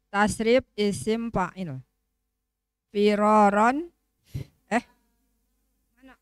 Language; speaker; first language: Arabic; non-native, learner; Indonesian